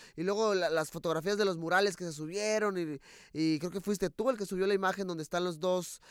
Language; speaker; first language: Spanish; native; Spanish